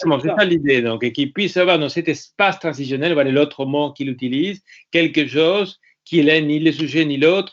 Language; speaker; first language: French; non-native, fluent; Spanish